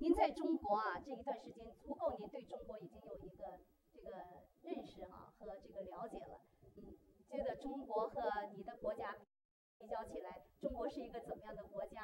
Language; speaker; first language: Chinese; native; Chinese